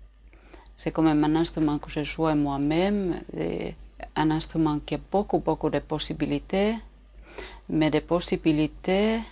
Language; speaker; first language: French; non-native, fluent; Finnish